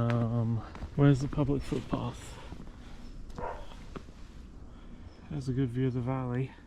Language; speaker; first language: English; native; English